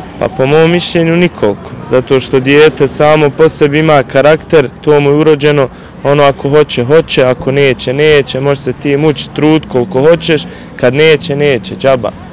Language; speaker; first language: Bosnian; native; Bosnian